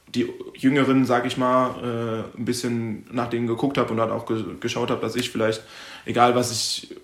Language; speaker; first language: German; native; German